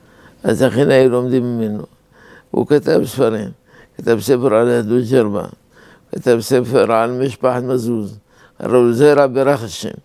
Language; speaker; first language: Hebrew; non-native, fluent; Arabic